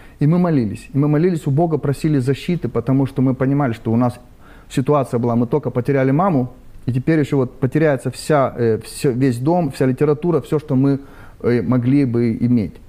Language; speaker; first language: Russian; native; Russian